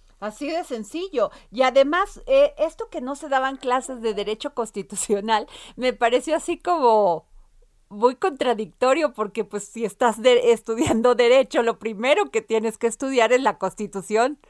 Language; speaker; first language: Spanish; native; Spanish